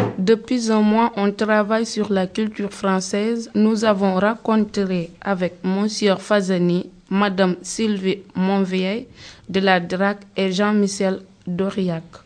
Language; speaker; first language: French; non-native, local second language; Wolof